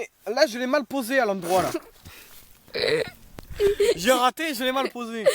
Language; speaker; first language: French; native; French